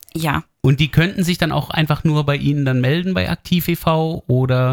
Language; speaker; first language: German; native; German